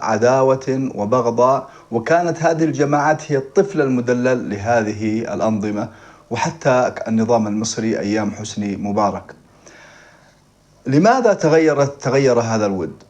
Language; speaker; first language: Arabic; native; Arabic